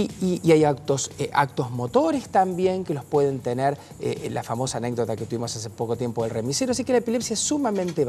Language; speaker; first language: Spanish; native; Spanish